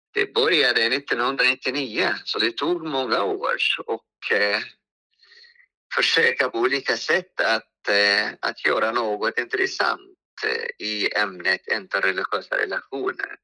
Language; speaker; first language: Swedish; non-native, fluent; Arabic